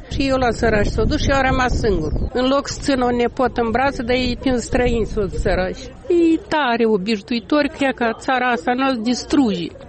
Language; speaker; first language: Romanian; native; Romanian